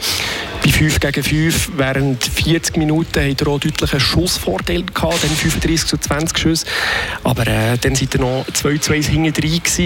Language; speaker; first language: German; native; German